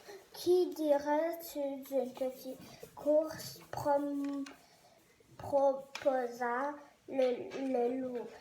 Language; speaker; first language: French; non-native, learner; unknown